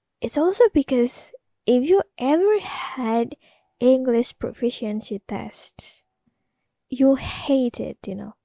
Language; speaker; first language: English; non-native, learner; Indonesian